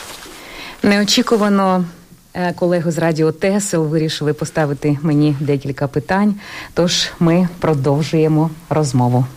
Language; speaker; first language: Ukrainian; native; Ukrainian